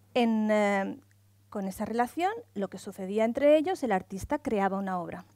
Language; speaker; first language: Spanish; native; Spanish